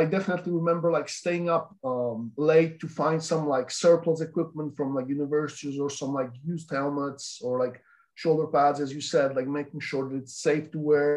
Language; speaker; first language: English; non-native, fluent; Polish